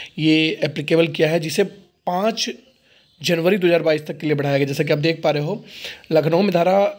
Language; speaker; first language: Hindi; native; Hindi